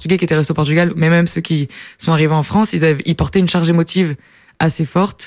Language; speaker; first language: French; native; French